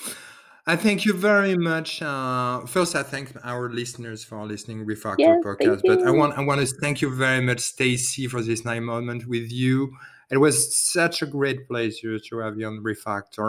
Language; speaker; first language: English; non-native, fluent; French